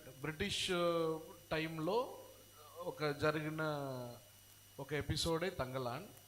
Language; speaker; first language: Telugu; non-native, fluent; Tamil